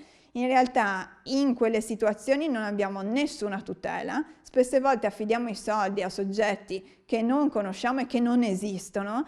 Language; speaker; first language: Italian; native; Italian